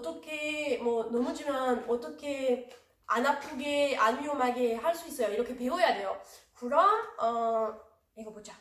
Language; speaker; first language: Korean; non-native, learner; French